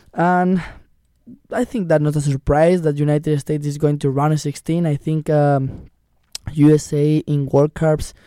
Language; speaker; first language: English; non-native, learner; Spanish